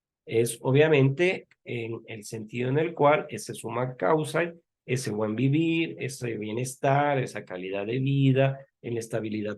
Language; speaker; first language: Spanish; native; Spanish